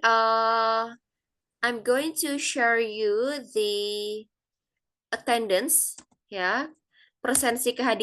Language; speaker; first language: English; non-native, fluent; Indonesian